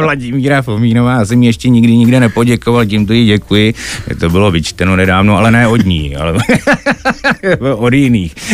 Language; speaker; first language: Czech; native; Czech